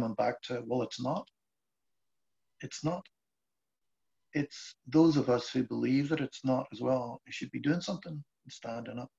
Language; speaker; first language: English; native; English